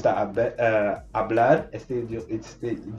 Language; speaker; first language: Spanish; non-native, learner; English